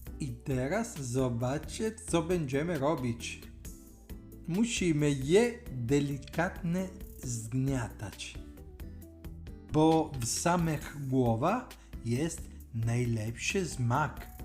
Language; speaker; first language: Polish; non-native, learner; Italian